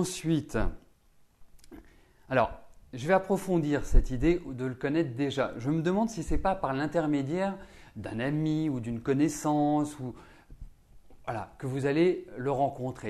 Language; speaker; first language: French; native; French